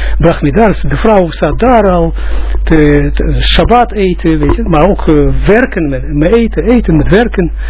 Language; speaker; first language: Dutch; non-native, fluent; Russian